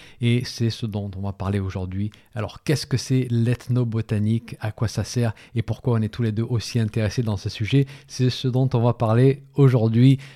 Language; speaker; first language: French; native; French